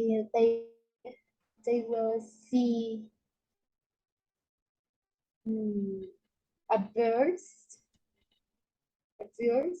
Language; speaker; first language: English; non-native, learner; Spanish